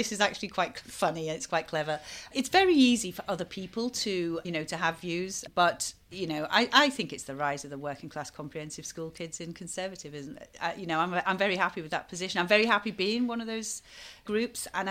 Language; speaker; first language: English; native; English